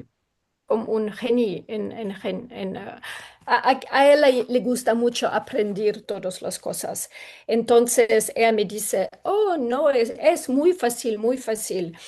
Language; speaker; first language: Spanish; non-native, learner; English